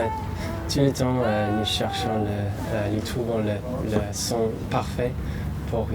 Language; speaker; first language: French; non-native, learner; English